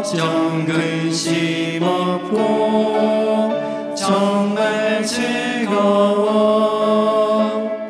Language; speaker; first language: Korean; native; Korean